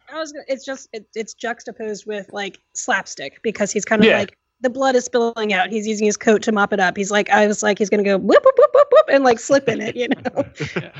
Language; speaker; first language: English; native; English